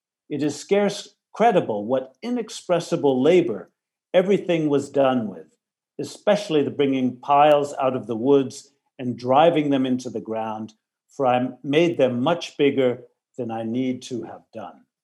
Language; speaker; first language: English; native; English